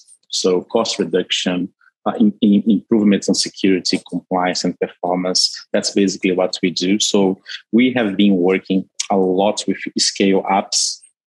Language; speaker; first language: English; non-native, fluent; Portuguese